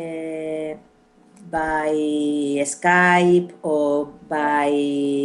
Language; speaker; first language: English; non-native, learner; Spanish